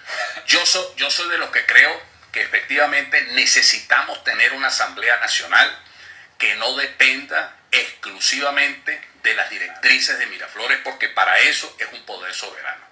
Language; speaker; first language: Spanish; native; Spanish